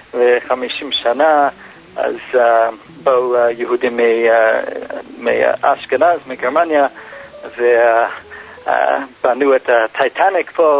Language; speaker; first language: Hebrew; non-native, fluent; English